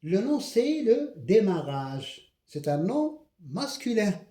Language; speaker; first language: French; non-native, local second language; Arabic